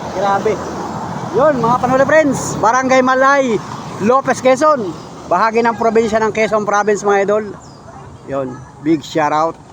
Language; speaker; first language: Filipino; native; Filipino